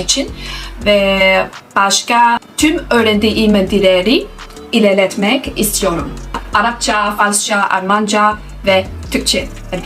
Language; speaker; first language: Turkish; non-native, learner; Chinese